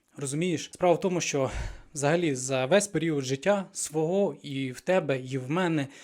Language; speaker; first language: Ukrainian; non-native, local second language; Russian